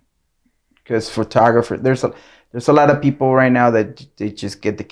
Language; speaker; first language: English; non-native, fluent; Spanish